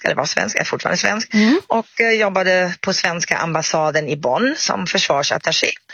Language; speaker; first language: Swedish; non-native, fluent; German